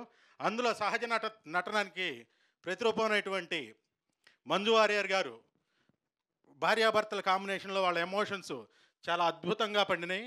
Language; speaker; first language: Telugu; native; Telugu